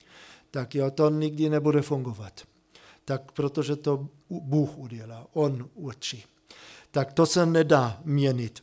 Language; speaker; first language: Czech; non-native, fluent; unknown